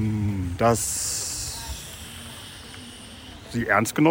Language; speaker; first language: German; native; German